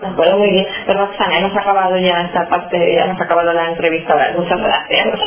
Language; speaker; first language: Spanish; native; Spanish